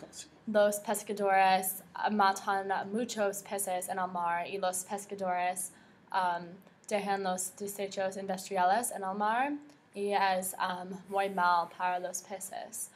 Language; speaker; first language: Spanish; non-native, learner; English